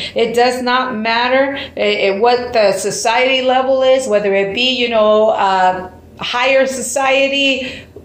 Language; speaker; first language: English; early bilingual, other home language; Spanish